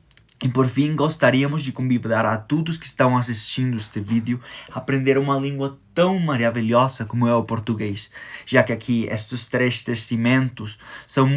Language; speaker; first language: Portuguese; non-native, fluent; Spanish